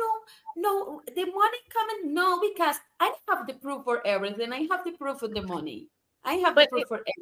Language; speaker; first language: English; non-native, learner; Spanish